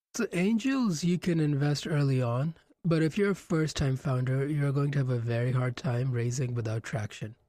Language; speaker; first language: English; non-native, local second language; Hindi